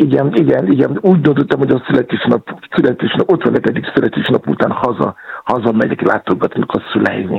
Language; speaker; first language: Hungarian; non-native, fluent; Yoruba